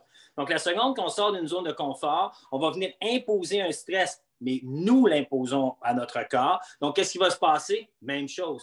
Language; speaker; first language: French; native; French